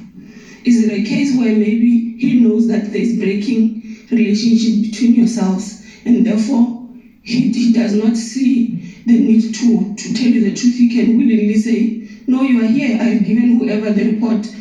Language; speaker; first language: English; non-native, local second language; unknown